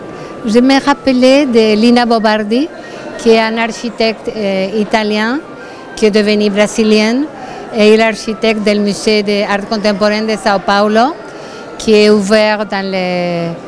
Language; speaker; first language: French; non-native, fluent; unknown